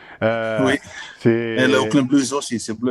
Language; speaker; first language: French; non-native, learner; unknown